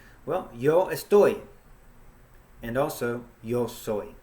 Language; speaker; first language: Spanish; non-native, fluent; English